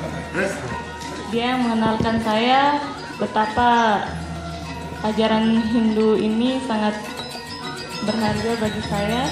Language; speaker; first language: Indonesian; non-native, local second language; Sasak